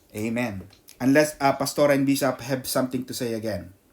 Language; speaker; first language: English; non-native, local second language; Filipino